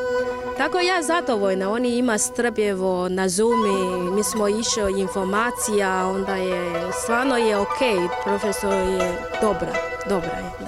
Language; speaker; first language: Bosnian; non-native, learner; Chinese